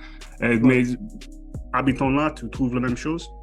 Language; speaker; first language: French; non-native, fluent; English